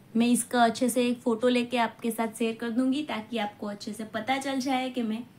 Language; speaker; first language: Hindi; non-native, local second language; Gujarati